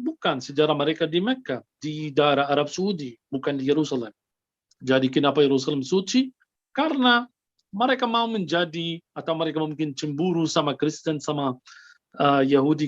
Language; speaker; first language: Indonesian; non-native, fluent; Arabic